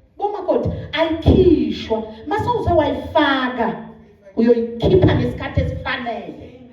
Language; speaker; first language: Zulu; non-native, local second language; Swati